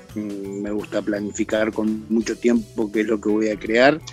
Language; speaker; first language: Spanish; native; Spanish